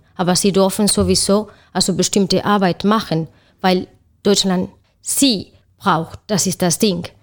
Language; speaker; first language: German; non-native, fluent; Spanish